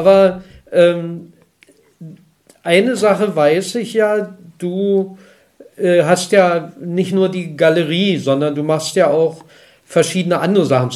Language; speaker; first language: German; native; German